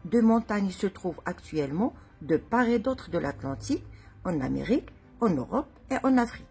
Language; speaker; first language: French; non-native, local second language; Arabic